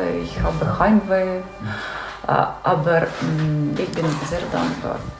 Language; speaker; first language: German; non-native, fluent; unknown